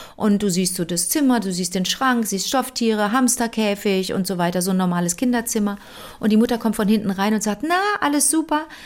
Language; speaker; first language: German; native; German